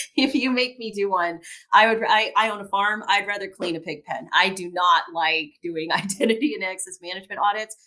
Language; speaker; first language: English; native; English